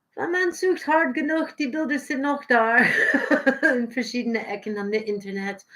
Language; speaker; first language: German; non-native, learner; English